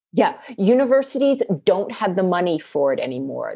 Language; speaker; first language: English; native; English